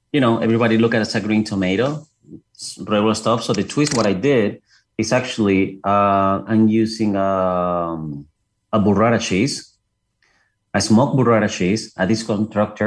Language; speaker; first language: English; non-native, fluent; Spanish